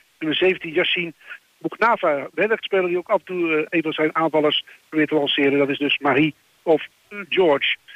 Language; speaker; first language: Dutch; native; Dutch